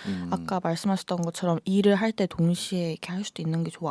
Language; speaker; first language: Korean; native; Korean